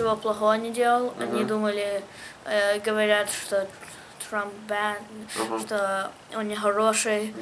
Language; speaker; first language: Russian; early bilingual, heritage; English